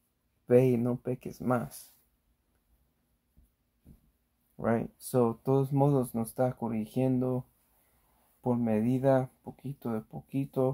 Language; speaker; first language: Spanish; early bilingual, heritage; Spanish